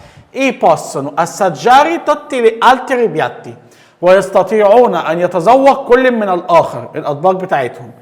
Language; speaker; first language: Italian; non-native, fluent; Arabic